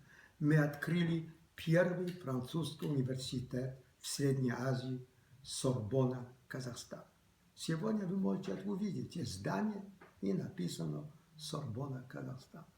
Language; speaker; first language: Russian; early bilingual, other home language; Polish